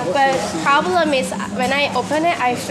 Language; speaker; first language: English; non-native, learner; Korean